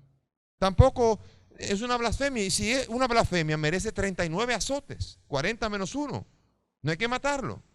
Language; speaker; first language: Spanish; native; Spanish